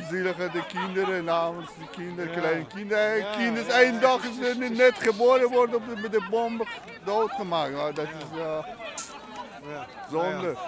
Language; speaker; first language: Dutch; non-native, learner; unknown